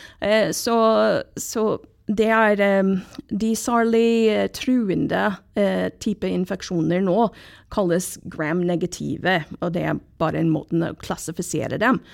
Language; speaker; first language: Norwegian; non-native, fluent; English